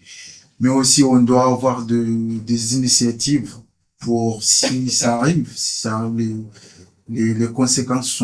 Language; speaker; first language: French; non-native, fluent; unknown